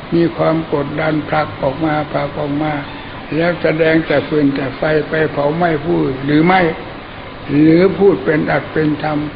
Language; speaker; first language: Thai; native; Thai